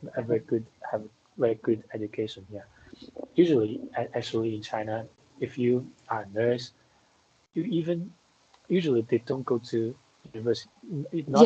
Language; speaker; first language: English; non-native, fluent; Chinese